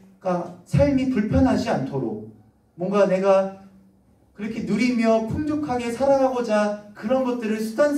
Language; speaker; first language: Korean; native; Korean